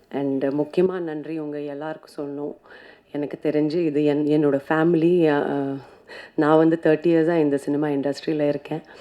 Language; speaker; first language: Tamil; non-native, fluent; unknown